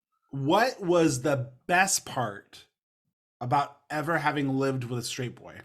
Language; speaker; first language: English; native; English